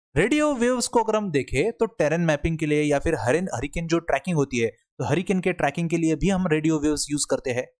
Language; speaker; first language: Hindi; non-native, local second language; Marathi